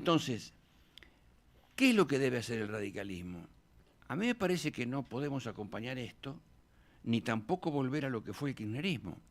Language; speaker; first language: Spanish; native; Spanish